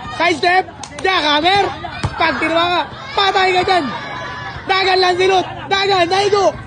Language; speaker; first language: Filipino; non-native, local second language; Cebuano